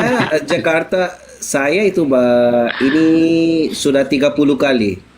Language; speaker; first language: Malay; non-native, learner; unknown